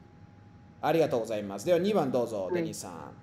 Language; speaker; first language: Japanese; non-native, fluent; Spanish